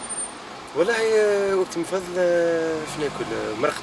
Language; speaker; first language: Arabic; native; Arabic